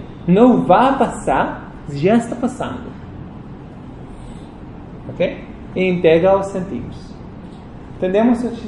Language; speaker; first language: Portuguese; non-native, fluent; Spanish